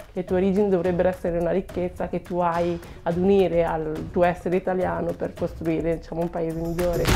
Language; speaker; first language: Italian; early bilingual, other home language; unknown